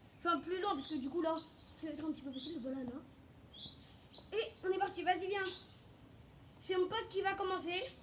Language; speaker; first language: French; native; French